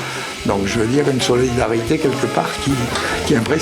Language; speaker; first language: French; native; French